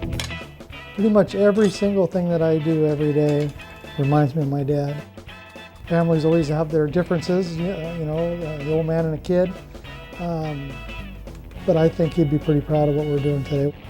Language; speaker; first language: English; native; English